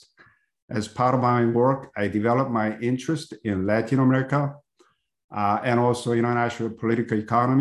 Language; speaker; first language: English; non-native, fluent; Korean